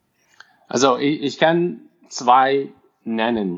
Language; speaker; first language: German; non-native, fluent; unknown